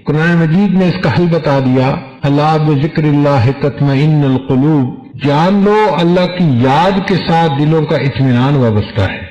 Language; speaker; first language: Urdu; non-native, local second language; Punjabi